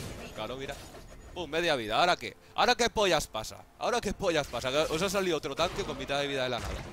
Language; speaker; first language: Spanish; native; Spanish